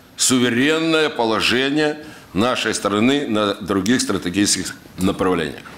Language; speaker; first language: Russian; native; Russian